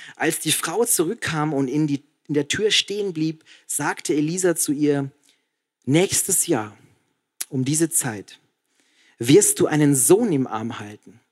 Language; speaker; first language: German; native; German